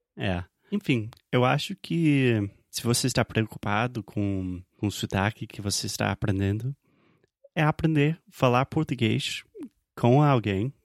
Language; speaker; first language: Portuguese; non-native, fluent; English